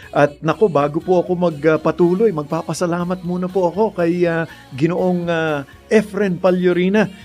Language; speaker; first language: Filipino; native; Filipino